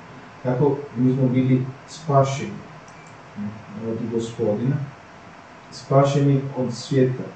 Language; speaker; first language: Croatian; non-native, fluent; Portuguese